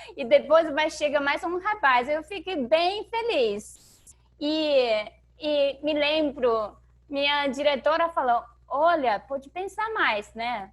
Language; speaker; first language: Portuguese; non-native, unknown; Chinese